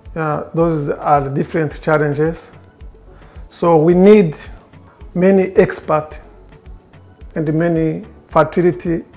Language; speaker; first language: English; non-native, local second language; Kinyarwanda